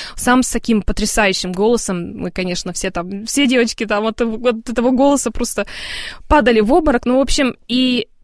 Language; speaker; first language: Russian; early bilingual, heritage; Russian